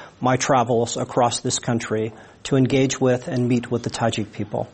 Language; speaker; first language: English; native; English